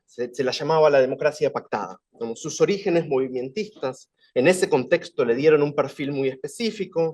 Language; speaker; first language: Spanish; native; Spanish